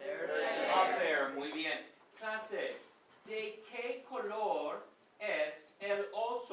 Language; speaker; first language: Spanish; non-native, fluent; English